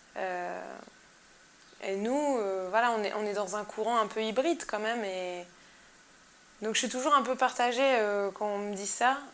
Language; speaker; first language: French; native; French